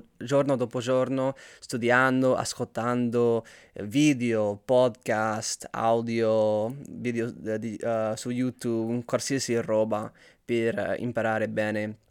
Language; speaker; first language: Italian; non-native, fluent; English